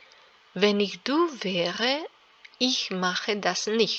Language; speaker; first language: German; non-native, fluent; Serbian